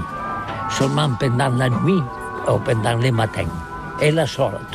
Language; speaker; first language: French; non-native, learner; Catalan